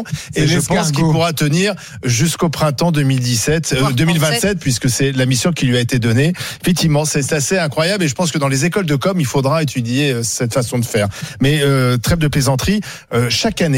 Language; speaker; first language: French; native; French